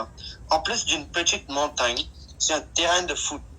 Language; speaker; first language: French; non-native, learner; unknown